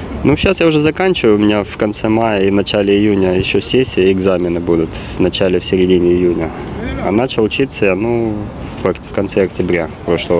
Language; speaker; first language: Russian; native; Russian